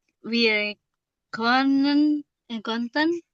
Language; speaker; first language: German; non-native, learner; Indonesian